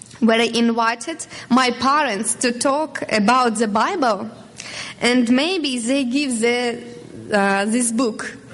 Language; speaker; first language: English; non-native, learner; Russian